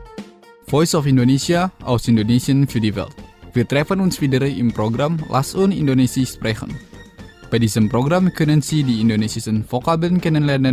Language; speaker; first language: German; non-native, fluent; Indonesian